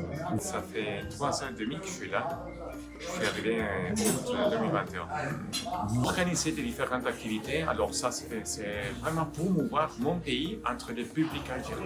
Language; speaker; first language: French; non-native, fluent; Spanish